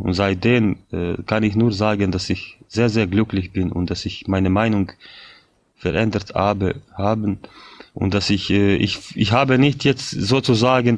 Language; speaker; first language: German; non-native, fluent; Bosnian